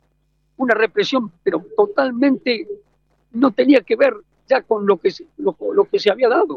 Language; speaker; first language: Spanish; native; Spanish